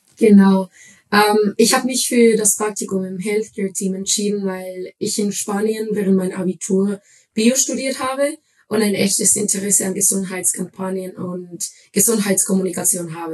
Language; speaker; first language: German; non-native, fluent; Spanish